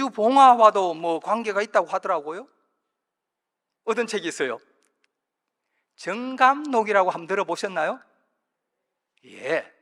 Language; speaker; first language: Korean; native; Korean